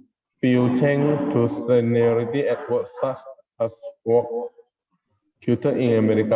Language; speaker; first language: English; non-native, learner; Indonesian